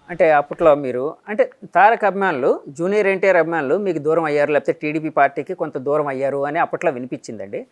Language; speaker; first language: Telugu; native; Telugu